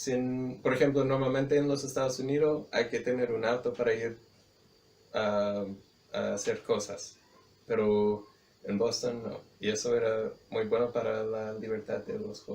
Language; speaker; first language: Spanish; non-native, fluent; English